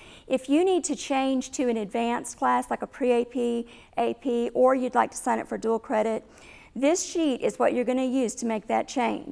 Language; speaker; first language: English; native; English